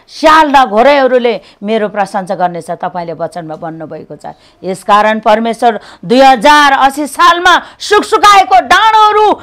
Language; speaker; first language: Nepali; native; Nepali